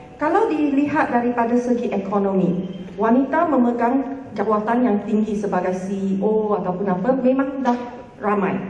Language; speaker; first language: Malay; native; Malay